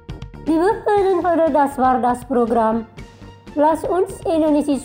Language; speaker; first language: German; non-native, fluent; Indonesian